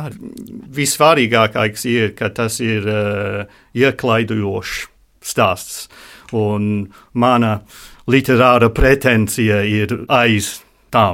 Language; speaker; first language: Latvian; non-native, learner; English